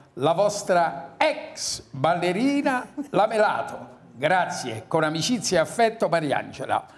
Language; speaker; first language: Italian; native; Italian